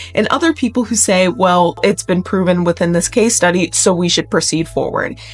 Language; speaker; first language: English; native; English